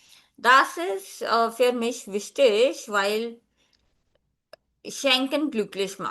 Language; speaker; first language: German; non-native, fluent; Hindi